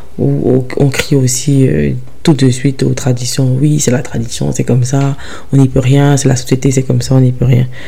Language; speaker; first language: French; early bilingual, other home language; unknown